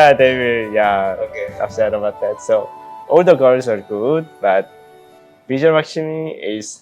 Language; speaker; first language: English; non-native, learner; Korean